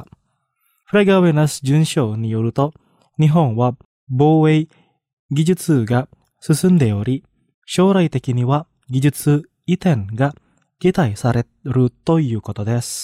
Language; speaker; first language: Japanese; non-native, fluent; Indonesian